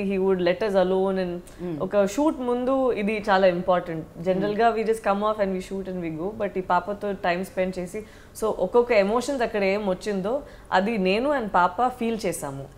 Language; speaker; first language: Telugu; non-native, learner; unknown